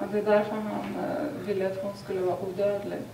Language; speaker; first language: Swedish; non-native, fluent; Lithuanian